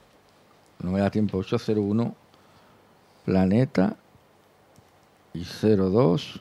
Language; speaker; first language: Spanish; native; Spanish